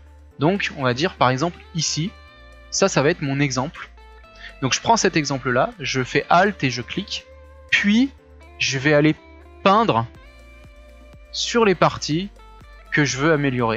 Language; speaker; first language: French; native; French